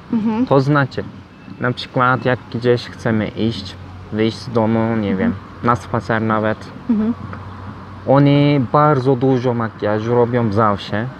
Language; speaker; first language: Polish; non-native, learner; Turkish